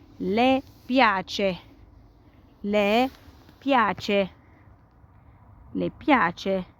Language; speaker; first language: Italian; non-native, fluent; Arabic